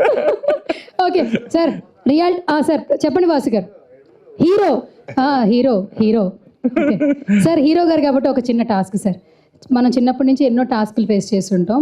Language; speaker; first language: Telugu; native; Telugu